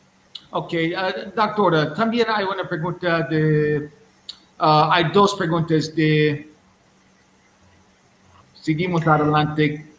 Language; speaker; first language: Spanish; non-native, learner; English